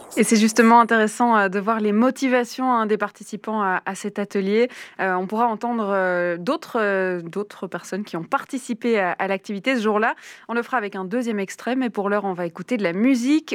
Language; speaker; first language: French; native; French